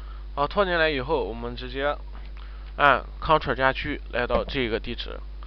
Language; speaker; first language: Chinese; native; Chinese